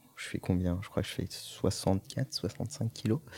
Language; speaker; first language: French; non-native, local second language; Arabic